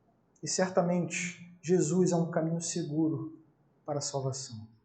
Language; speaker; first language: Portuguese; native; Portuguese